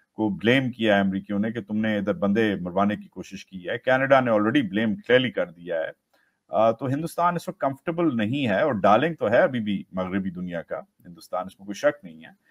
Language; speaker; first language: Urdu; native; Urdu